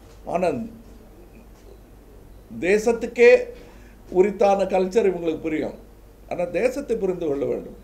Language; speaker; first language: Tamil; native; Tamil